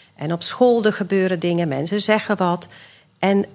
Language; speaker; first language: Dutch; early bilingual, other home language; Swedish